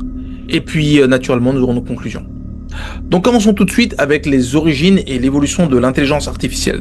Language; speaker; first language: French; native; French